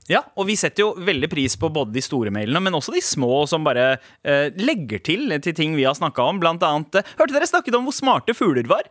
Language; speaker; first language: Norwegian; early bilingual, other home language; Punjabi